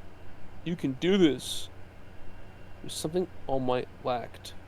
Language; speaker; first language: English; native; English